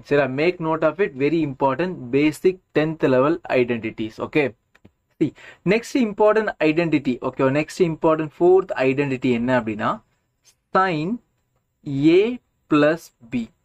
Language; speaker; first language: English; non-native, local second language; Tamil